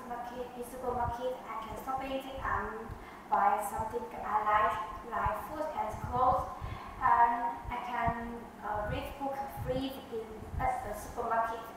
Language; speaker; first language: English; non-native, learner; Vietnamese